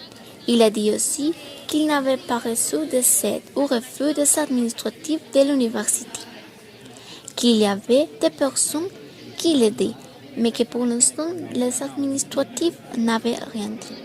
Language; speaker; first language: French; non-native, learner; Spanish